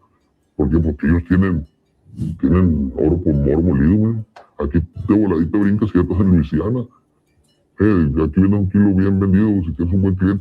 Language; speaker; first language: Spanish; native; Spanish